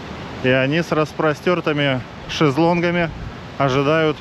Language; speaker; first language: Russian; native; Russian